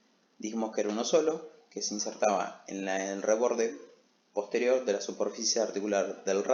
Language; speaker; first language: Spanish; native; Spanish